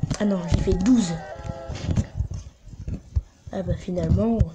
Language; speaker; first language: French; native; French